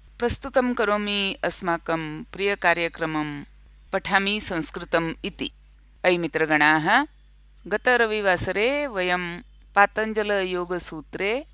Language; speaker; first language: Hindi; non-native, local second language; Marathi